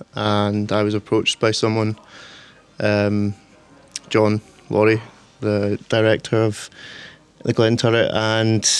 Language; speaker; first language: English; native; English